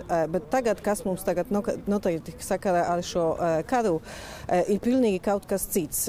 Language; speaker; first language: Latvian; non-native, fluent; Polish